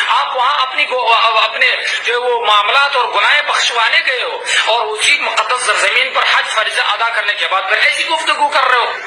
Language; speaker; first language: Urdu; non-native, local second language; Sindhi